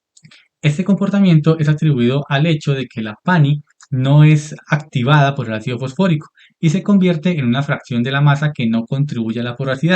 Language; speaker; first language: Spanish; native; Spanish